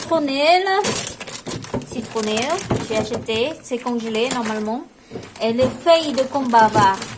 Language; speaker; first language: French; non-native, local second language; Khmer